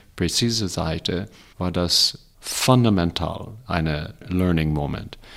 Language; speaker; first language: German; non-native, fluent; English